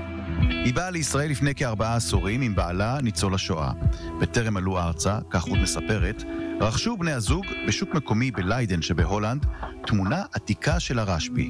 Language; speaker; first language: Hebrew; native; Hebrew